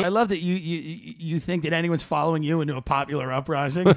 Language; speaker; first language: English; native; English